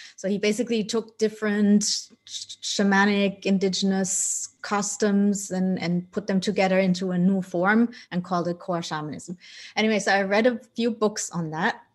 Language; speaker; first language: English; non-native, fluent; German